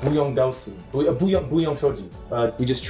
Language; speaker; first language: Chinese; non-native, learner; English